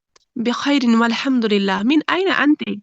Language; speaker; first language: Arabic; non-native, learner; Kashmiri